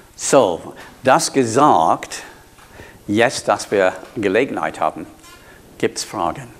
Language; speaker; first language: German; non-native, fluent; English